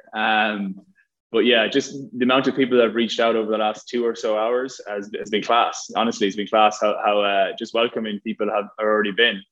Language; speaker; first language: English; native; English